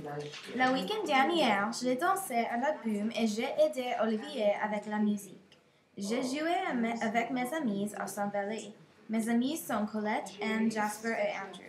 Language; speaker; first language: French; non-native, learner; English